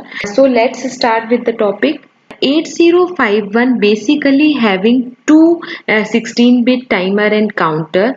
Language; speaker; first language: English; non-native, local second language; Hindi